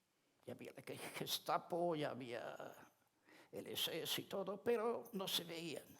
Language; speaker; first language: Spanish; non-native, fluent; Ladino